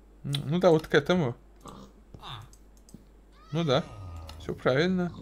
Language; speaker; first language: Russian; native; Russian